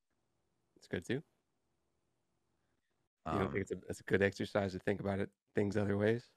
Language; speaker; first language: English; native; English